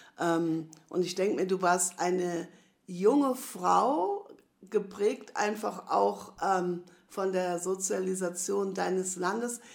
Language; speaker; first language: German; native; German